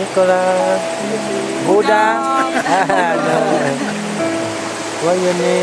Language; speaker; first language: English; non-native, learner; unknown